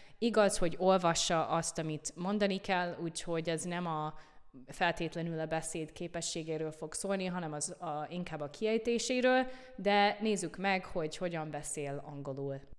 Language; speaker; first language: Hungarian; non-native, fluent; English